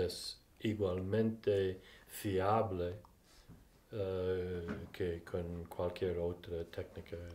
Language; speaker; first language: Spanish; non-native, fluent; English